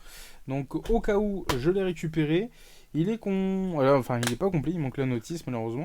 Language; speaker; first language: French; native; French